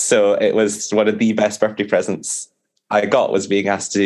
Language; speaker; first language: English; native; English